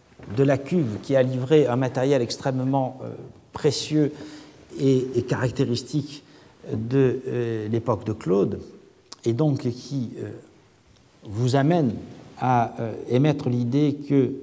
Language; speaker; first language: French; native; French